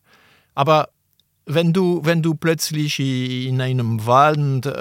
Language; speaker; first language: German; non-native, local second language; French